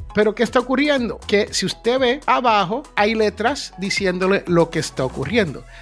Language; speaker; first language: Spanish; early bilingual, heritage; Spanish